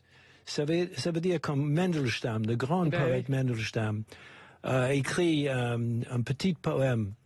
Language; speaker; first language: French; non-native, fluent; English